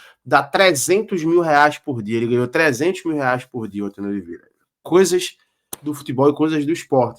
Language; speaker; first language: Portuguese; native; Portuguese